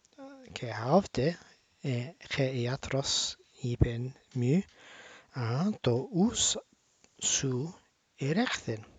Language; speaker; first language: Greek; non-native, learner; English